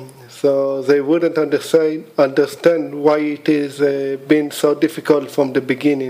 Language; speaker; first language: English; non-native, fluent; Hebrew